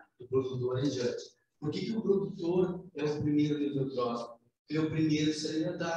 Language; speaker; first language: Portuguese; native; Portuguese